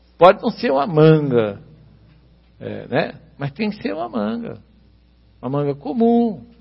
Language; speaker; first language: Portuguese; native; Portuguese